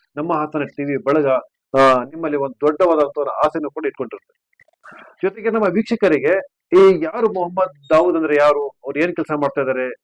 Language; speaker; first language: Kannada; native; Kannada